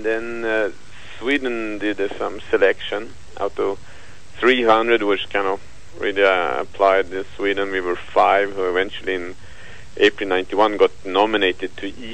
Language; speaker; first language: English; non-native, fluent; Swedish